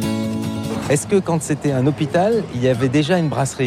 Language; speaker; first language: French; native; French